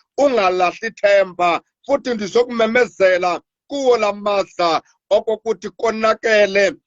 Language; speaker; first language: Zulu; non-native, local second language; Xhosa